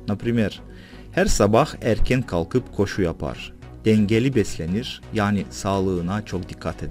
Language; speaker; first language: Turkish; non-native, fluent; Russian